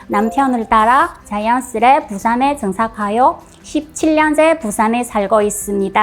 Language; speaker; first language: Korean; non-native, fluent; Chinese